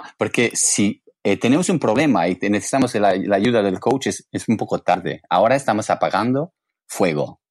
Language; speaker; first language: Spanish; non-native, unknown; English